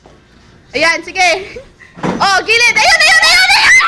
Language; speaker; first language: Filipino; native; Filipino